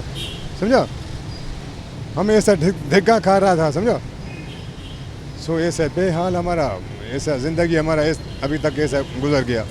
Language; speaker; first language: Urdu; non-native, local second language; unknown